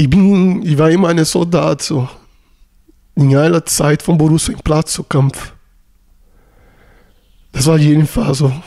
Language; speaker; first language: German; non-native, learner; Portuguese